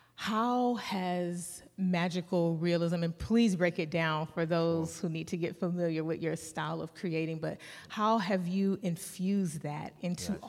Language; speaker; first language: English; early bilingual, other home language; Yoruba